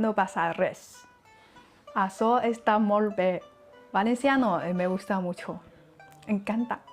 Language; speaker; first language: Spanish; non-native, learner; Chinese